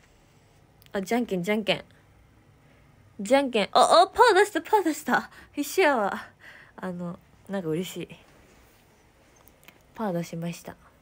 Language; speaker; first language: Japanese; native; Japanese